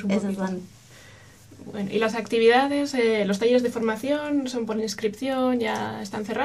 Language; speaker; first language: Spanish; native; Spanish